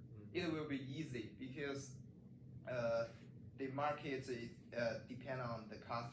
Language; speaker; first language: English; non-native, learner; Chinese